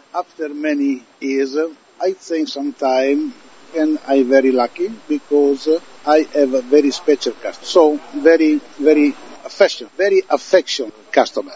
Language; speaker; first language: English; non-native, learner; Italian